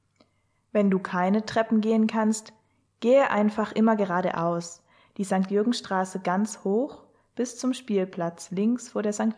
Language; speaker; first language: German; native; German